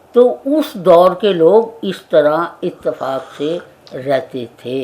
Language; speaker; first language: Urdu; non-native, local second language; Punjabi